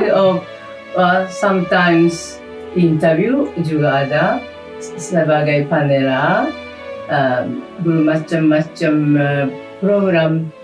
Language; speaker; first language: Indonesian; non-native, fluent; Japanese